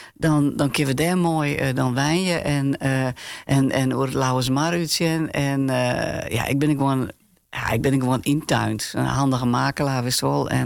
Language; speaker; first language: Dutch; non-native, local second language; Western Frisian